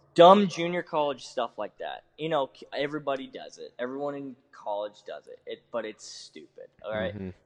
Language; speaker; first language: English; native; English